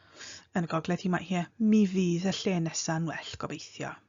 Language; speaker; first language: Welsh; non-native, fluent; English